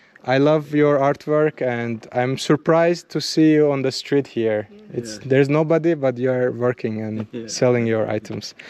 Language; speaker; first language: English; non-native, fluent; Azerbaijani